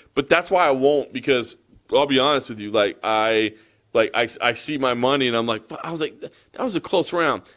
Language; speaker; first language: English; native; English